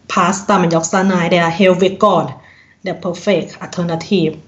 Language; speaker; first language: Swedish; non-native, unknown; Thai